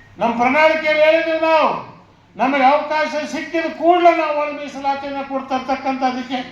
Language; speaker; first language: Kannada; non-native, local second language; Urdu